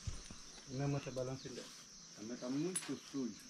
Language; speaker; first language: Portuguese; non-native, fluent; Vietnamese